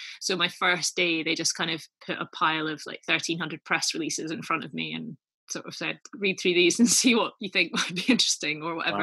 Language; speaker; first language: English; native; English